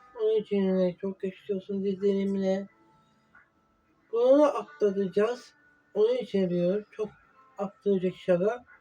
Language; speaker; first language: Turkish; non-native, learner; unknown